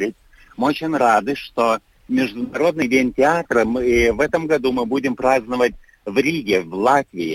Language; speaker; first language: Russian; non-native, fluent; Lithuanian